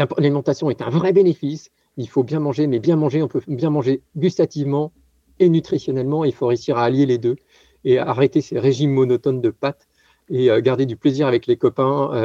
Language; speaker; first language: French; native; French